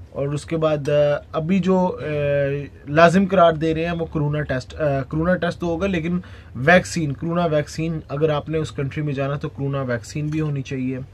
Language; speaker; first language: Urdu; non-native, local second language; Punjabi